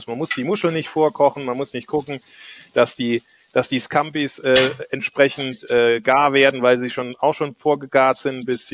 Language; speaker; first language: German; native; German